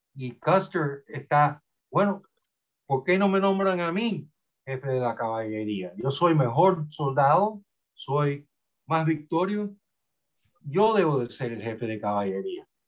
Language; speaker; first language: Spanish; early bilingual, heritage; Spanish